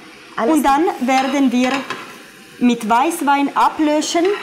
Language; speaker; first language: German; non-native, fluent; Italian